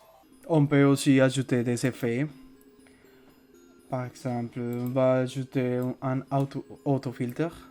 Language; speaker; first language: French; non-native, fluent; Spanish